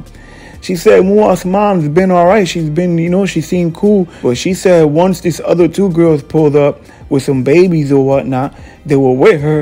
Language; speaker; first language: English; native; English